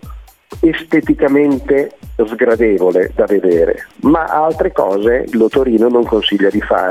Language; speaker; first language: Italian; native; Italian